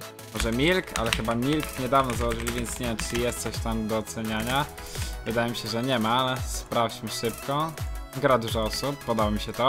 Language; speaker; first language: Polish; native; Polish